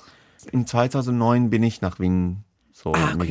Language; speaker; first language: German; non-native, fluent; Persian